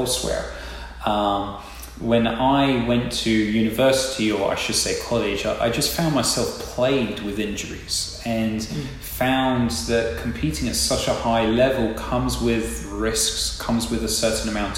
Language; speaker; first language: English; native; English